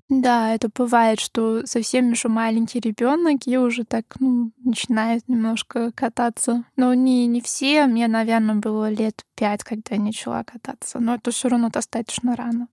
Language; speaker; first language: Russian; non-native, fluent; German